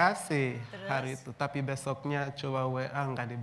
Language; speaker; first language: Indonesian; non-native, fluent; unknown